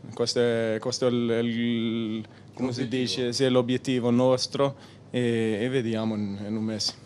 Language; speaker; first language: Italian; non-native, learner; Spanish